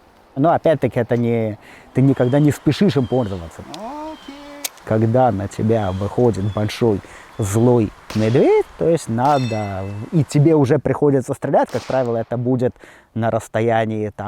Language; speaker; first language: Russian; native; Russian